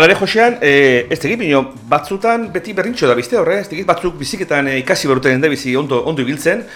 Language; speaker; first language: Basque; native; Basque